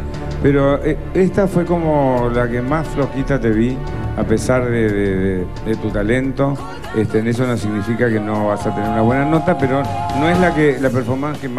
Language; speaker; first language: Spanish; native; Spanish